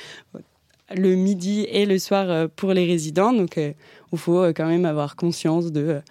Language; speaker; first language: French; native; French